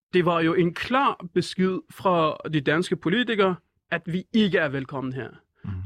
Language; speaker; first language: Danish; non-native, fluent; Persian